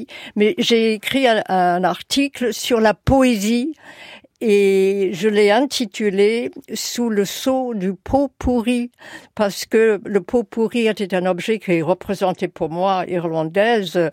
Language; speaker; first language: French; non-native, fluent; English